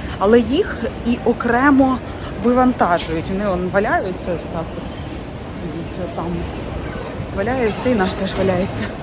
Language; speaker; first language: Ukrainian; native; Ukrainian